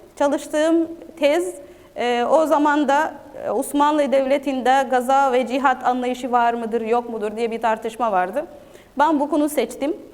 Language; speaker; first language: Turkish; non-native, fluent; Arabic